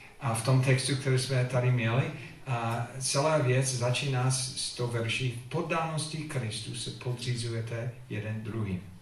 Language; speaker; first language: Czech; non-native, fluent; English